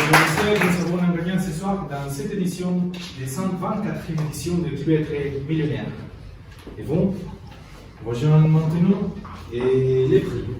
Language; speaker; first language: French; non-native, learner; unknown